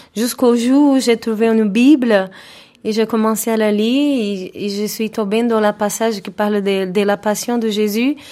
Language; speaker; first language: French; non-native, fluent; Portuguese